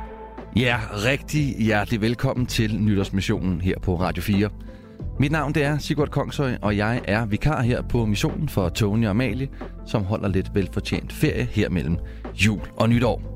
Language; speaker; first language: Danish; native; Danish